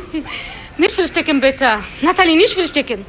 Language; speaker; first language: German; non-native, learner; Arabic